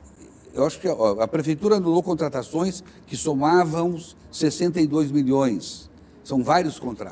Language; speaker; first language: Portuguese; native; Portuguese